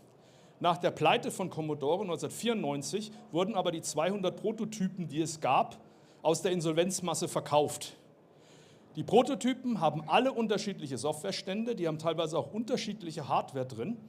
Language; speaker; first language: German; native; German